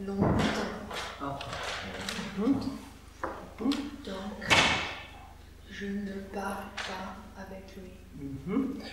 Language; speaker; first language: French; non-native, learner; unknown